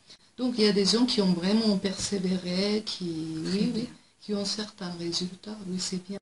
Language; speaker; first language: French; non-native, fluent; Japanese